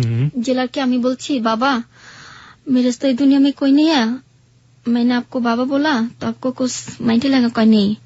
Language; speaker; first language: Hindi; non-native, learner; Bangla